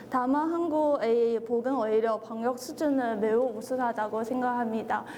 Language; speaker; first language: Korean; non-native, fluent; Chinese